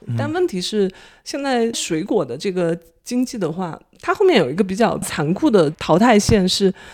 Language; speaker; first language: Chinese; native; Chinese